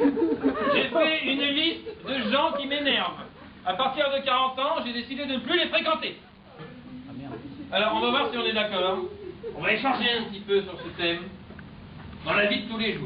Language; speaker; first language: French; native; French